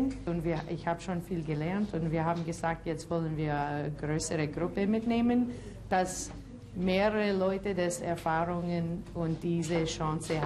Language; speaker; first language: German; early bilingual, heritage; English